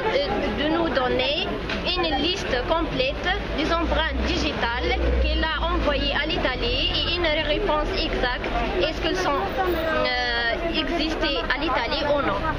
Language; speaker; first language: French; non-native, local second language; Arabic